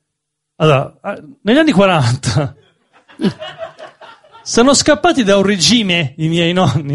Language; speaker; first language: Italian; native; Italian